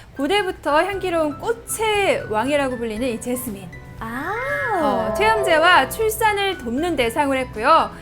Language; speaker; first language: Korean; native; Korean